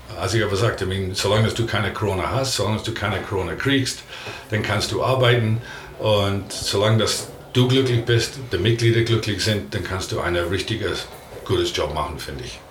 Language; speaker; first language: German; non-native, learner; English